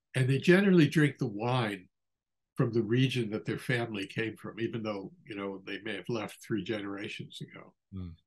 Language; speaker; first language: English; native; English